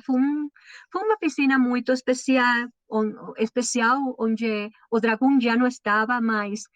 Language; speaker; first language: Portuguese; non-native, learner; Spanish